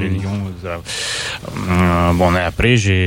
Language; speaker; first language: French; non-native, fluent; Russian